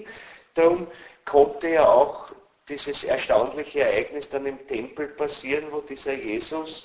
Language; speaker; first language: German; native; German